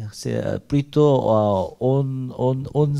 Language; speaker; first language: French; non-native, learner; Korean